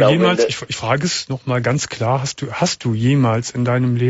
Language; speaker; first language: German; native; German